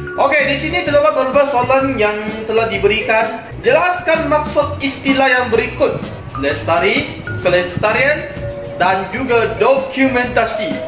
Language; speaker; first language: Malay; non-native, local second language; Cantonese